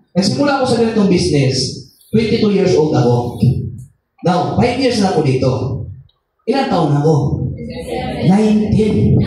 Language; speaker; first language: Filipino; non-native, local second language; Masbatenyo